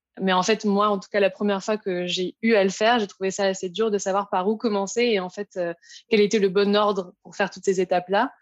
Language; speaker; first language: French; native; French